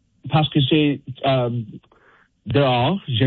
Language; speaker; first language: French; non-native, fluent; English